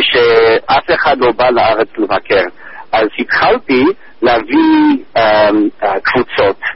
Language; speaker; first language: Hebrew; non-native, fluent; English